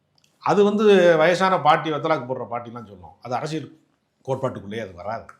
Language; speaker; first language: Tamil; native; Tamil